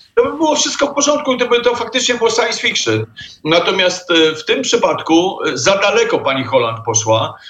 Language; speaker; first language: Polish; native; Polish